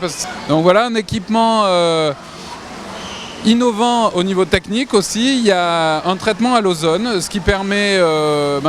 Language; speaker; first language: French; native; French